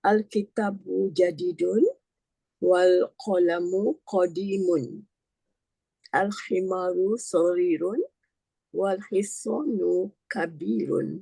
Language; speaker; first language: Arabic; non-native, learner; Malay